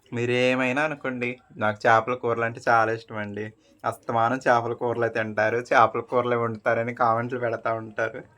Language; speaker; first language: Telugu; non-native, local second language; Koya